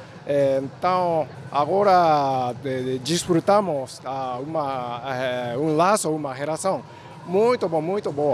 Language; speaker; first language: Portuguese; non-native, learner; Japanese